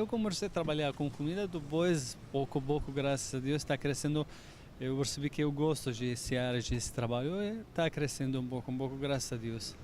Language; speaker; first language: Portuguese; non-native, learner; Arabic